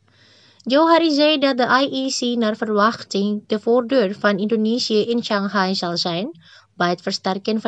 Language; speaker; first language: Dutch; non-native, fluent; Indonesian